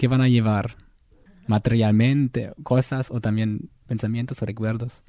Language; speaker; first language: Spanish; non-native, fluent; German